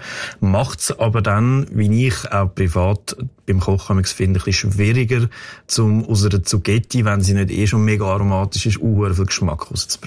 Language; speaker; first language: German; native; German